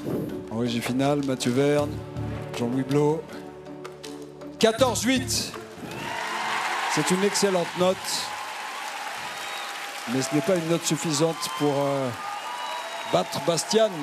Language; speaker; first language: French; native; French